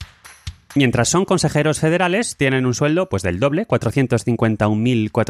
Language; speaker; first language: Spanish; native; Spanish